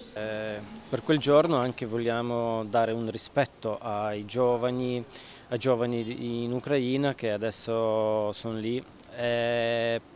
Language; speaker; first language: Italian; non-native, learner; Ukrainian